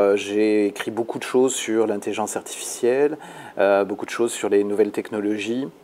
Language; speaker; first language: French; native; French